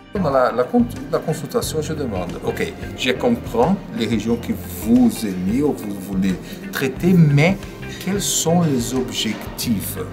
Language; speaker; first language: French; non-native, fluent; Portuguese